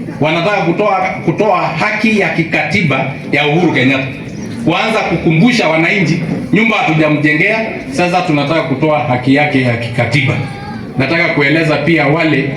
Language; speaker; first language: Swahili; non-native, local second language; Masai